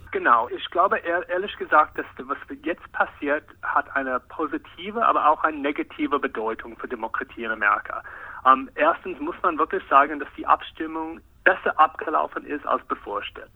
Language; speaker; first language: German; non-native, fluent; English